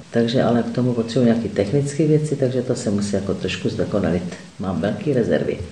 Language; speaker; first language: Czech; native; Czech